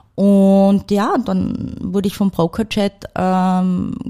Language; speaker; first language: German; native; German